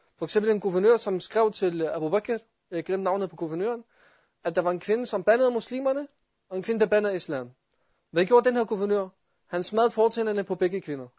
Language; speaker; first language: Danish; early bilingual, other home language; Arabic